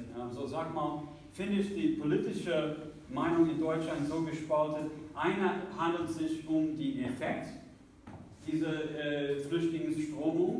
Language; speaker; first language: German; non-native, fluent; English